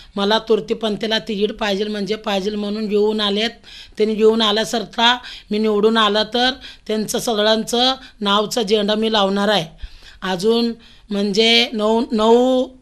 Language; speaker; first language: Marathi; non-native, local second language; Telugu